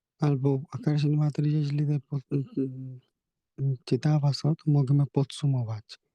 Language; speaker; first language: Polish; non-native, learner; Hindi